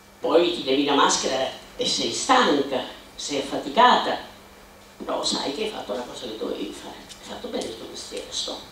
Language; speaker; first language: Italian; native; Italian